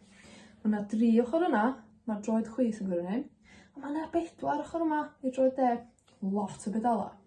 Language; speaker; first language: Welsh; native; Welsh